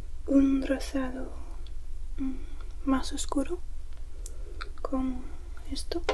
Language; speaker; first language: Spanish; non-native, learner; English